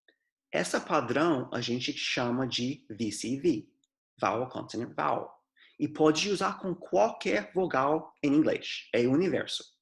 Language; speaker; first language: Portuguese; non-native, fluent; English